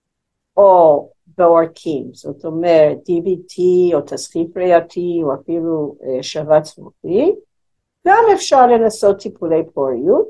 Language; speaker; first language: Hebrew; non-native, fluent; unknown